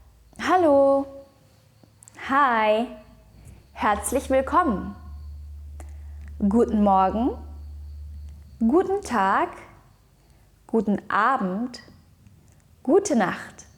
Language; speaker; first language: German; non-native, fluent; Indonesian